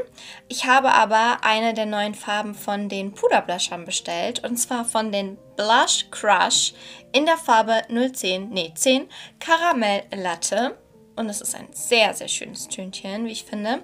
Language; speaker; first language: German; native; German